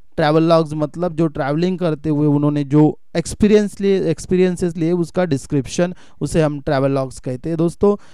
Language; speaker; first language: Hindi; non-native, local second language; Marathi